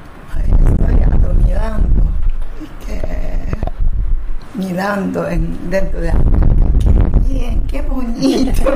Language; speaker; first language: Spanish; non-native, learner; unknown